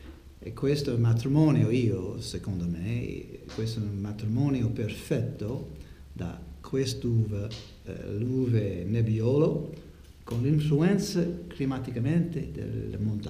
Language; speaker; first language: Italian; non-native, learner; English